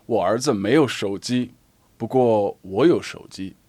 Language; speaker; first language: Chinese; non-native, fluent; Afrikaans